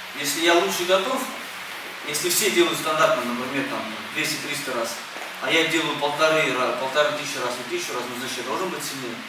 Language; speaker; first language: Russian; early bilingual, other home language; Armenian